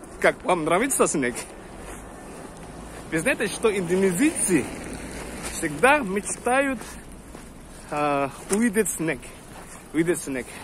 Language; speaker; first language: Russian; non-native, learner; Indonesian